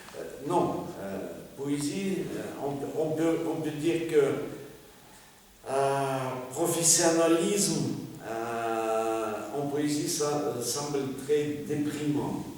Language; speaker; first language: French; non-native, fluent; Russian